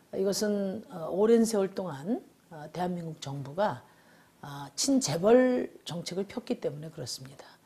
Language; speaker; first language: Korean; native; Korean